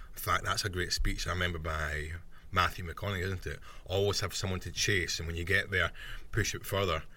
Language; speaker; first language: English; native; English